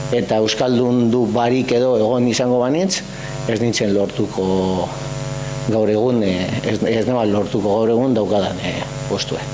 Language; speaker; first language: Basque; non-native, local second language; Spanish